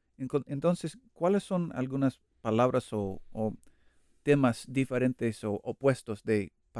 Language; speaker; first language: Spanish; non-native, learner; English